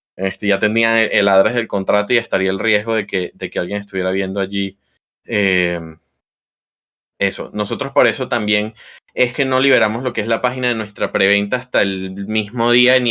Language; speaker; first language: Spanish; native; Spanish